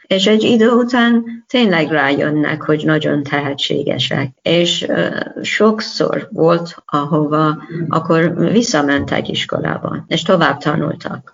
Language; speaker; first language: Hungarian; non-native, learner; Persian